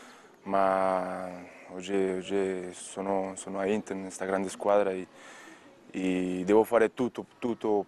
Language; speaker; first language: Italian; non-native, learner; Spanish